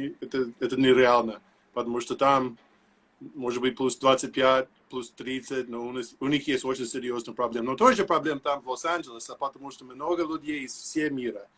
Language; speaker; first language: Russian; non-native, learner; English